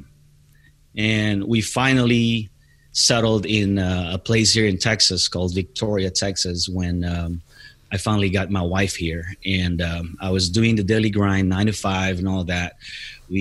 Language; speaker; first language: English; non-native, local second language; Filipino